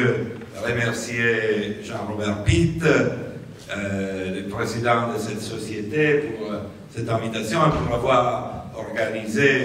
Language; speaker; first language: French; non-native, fluent; Italian